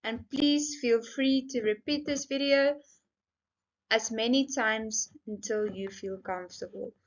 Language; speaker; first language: English; non-native, local second language; Afrikaans